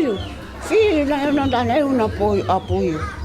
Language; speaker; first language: Portuguese; non-native, learner; Kabuverdianu